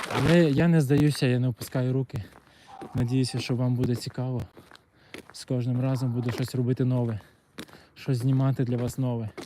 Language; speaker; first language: Ukrainian; non-native, local second language; Russian